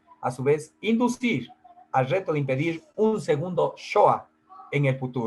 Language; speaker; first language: Spanish; native; Spanish